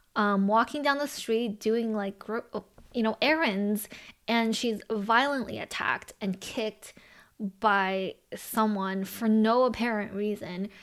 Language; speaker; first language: English; early bilingual, other home language; Chinese